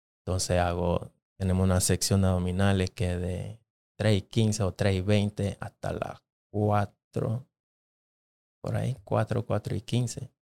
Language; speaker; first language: Spanish; non-native, local second language; Jamaican Creole English